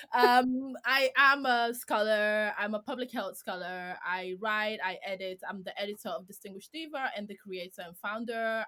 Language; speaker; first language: English; non-native, fluent; Greek